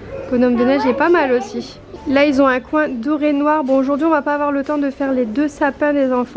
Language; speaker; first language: French; native; French